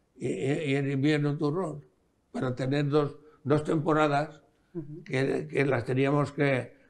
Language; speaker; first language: Spanish; native; Spanish